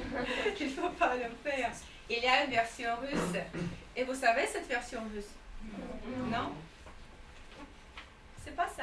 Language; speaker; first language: French; non-native, fluent; Russian